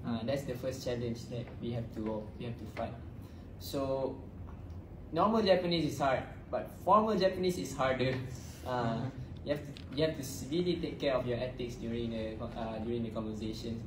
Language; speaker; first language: English; non-native, local second language; Malay